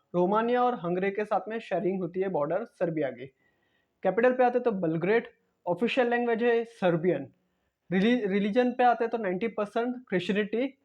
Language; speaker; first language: Hindi; non-native, local second language; Marathi